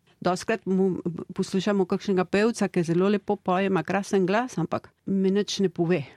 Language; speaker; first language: Slovenian; early bilingual, heritage; Slovenian